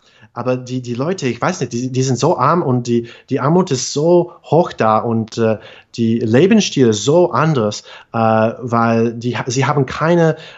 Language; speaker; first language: German; non-native, fluent; English